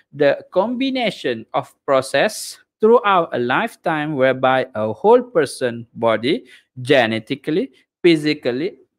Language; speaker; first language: English; non-native, local second language; Malay